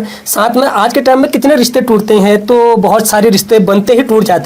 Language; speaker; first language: Hindi; native; Hindi